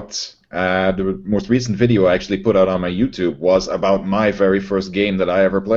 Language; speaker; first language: English; non-native, fluent; Dutch